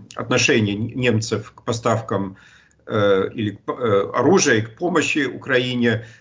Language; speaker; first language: Russian; non-native, fluent; German